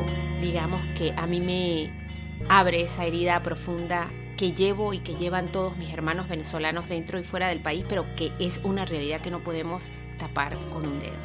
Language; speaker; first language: Spanish; native; Spanish